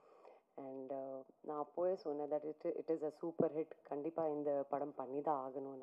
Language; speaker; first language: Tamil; non-native, fluent; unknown